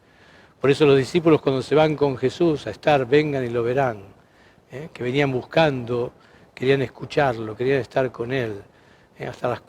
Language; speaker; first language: Spanish; native; Spanish